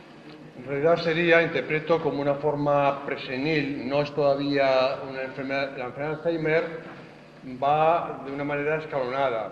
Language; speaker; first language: Spanish; native; Spanish